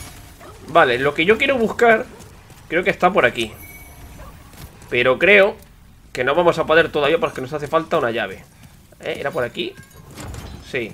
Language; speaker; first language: Spanish; native; Spanish